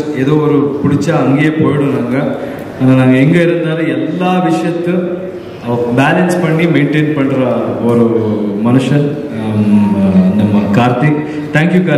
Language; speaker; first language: Tamil; non-native, learner; Kannada